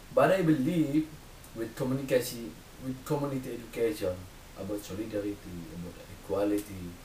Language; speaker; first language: English; non-native, learner; Indonesian